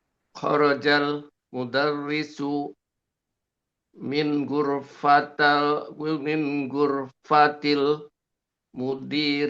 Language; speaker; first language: Arabic; non-native, learner; Indonesian